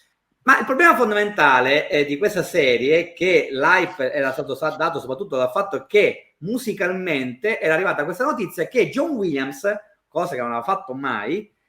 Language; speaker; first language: Italian; native; Italian